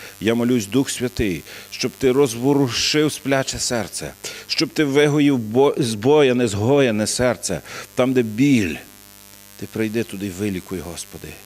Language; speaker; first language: Ukrainian; native; Ukrainian